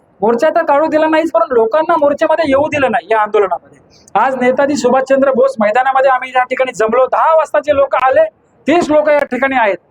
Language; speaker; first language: Marathi; native; Marathi